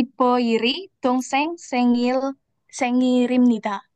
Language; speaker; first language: Korean; non-native, learner; Indonesian